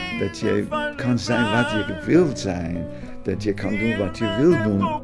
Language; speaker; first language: Dutch; non-native, fluent; Portuguese